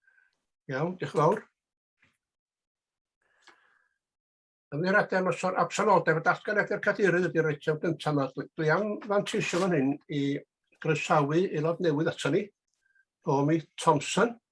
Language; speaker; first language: Welsh; native; Welsh